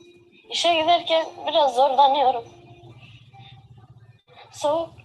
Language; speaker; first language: Turkish; early bilingual, other home language; Arabic